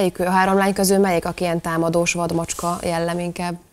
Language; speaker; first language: Hungarian; native; Hungarian